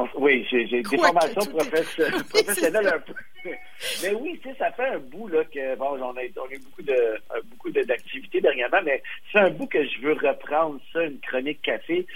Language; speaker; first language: French; native; French